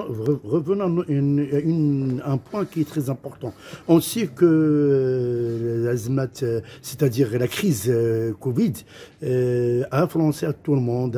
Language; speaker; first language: French; non-native, local second language; Arabic